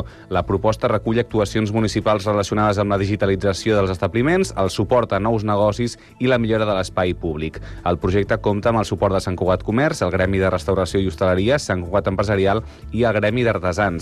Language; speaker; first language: Catalan; native; Catalan